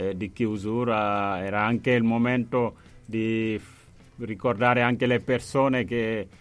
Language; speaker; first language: Italian; non-native, fluent; Wolof